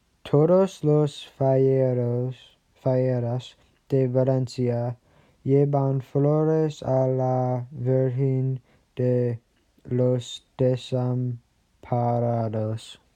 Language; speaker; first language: Spanish; non-native, learner; English